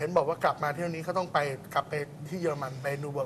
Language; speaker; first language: Thai; native; Thai